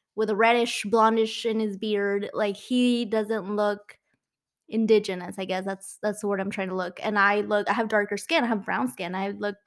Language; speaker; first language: English; non-native, fluent; Spanish